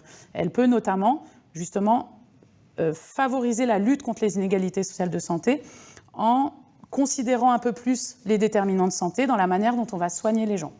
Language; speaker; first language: French; native; French